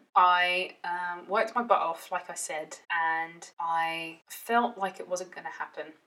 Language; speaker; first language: English; early bilingual, heritage; Dutch